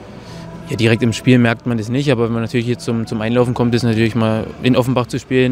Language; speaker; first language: German; native; German